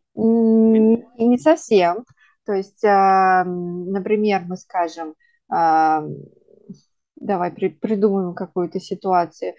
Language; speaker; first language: Russian; native; Russian